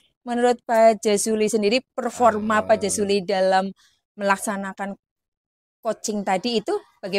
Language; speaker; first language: Indonesian; native; Indonesian